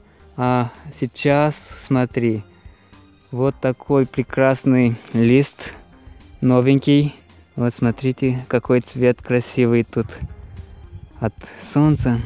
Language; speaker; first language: Russian; non-native, fluent; Romanian